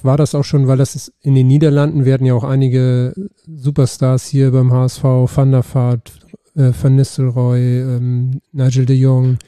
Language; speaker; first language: German; native; German